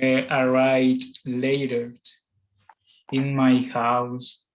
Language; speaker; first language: English; non-native, learner; Spanish